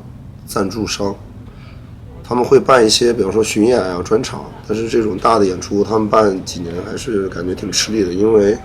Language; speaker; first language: Chinese; native; Chinese